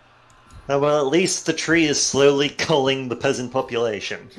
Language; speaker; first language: English; native; English